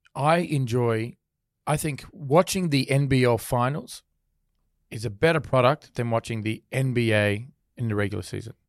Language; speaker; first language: English; native; English